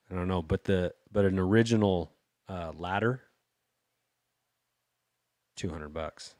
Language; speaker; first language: English; native; English